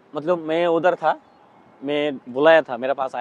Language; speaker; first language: Hindi; non-native, learner; Bangla